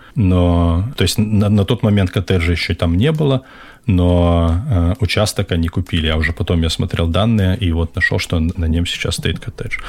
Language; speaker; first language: Russian; native; Russian